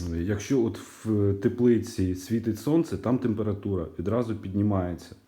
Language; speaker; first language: Ukrainian; native; Ukrainian